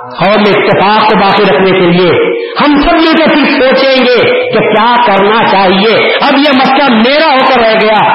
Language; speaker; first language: Urdu; native; Urdu